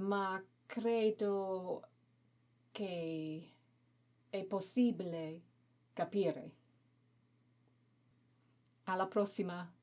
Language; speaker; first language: Italian; non-native, learner; English